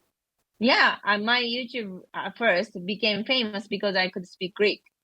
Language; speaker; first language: English; non-native, learner; Japanese